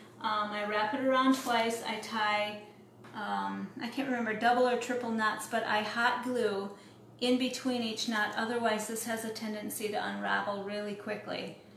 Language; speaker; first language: English; native; English